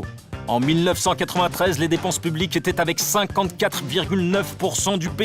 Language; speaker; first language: French; native; French